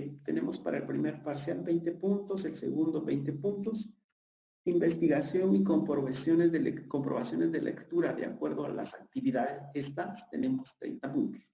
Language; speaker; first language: Spanish; native; Spanish